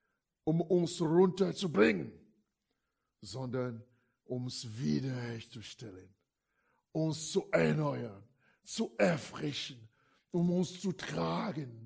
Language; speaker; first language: German; non-native, fluent; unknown